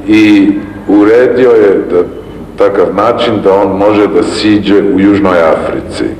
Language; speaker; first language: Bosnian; early bilingual, heritage; Bosnian